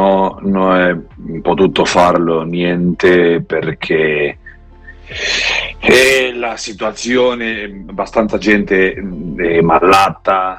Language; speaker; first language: Italian; non-native, fluent; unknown